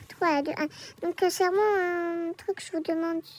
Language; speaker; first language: French; native; French